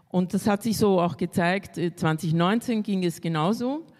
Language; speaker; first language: German; early bilingual, other home language; Spanish